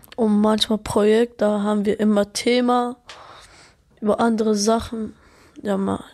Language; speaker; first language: German; early bilingual, other home language; Arabic